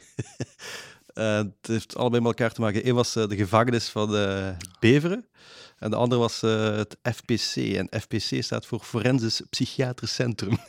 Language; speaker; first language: Dutch; native; Dutch